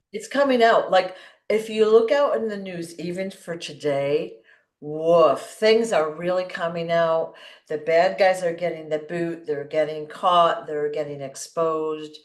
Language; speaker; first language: English; native; English